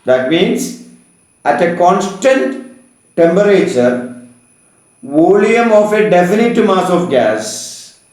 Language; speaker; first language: English; non-native, local second language; Malayalam